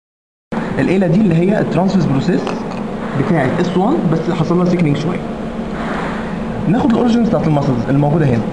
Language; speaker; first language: Arabic; native; Arabic